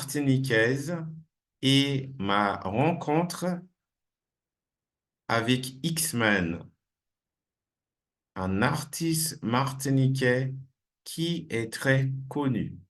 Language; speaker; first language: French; non-native, fluent; English